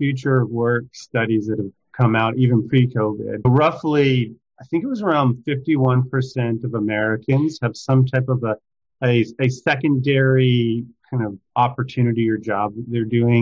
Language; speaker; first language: English; native; English